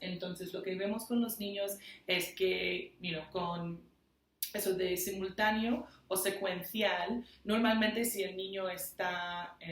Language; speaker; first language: Spanish; non-native, fluent; English